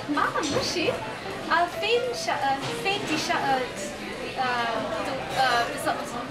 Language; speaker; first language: Arabic; non-native, learner; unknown